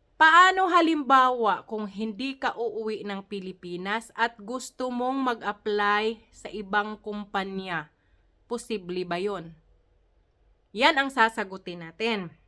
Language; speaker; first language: Filipino; non-native, local second language; Cebuano